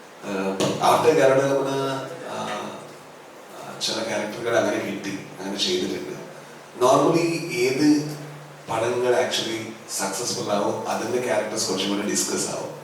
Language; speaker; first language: Malayalam; non-native, learner; Kannada